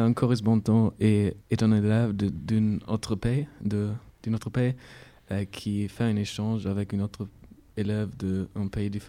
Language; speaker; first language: French; non-native, learner; German